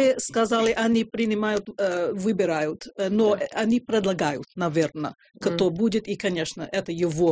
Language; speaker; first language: Russian; non-native, fluent; English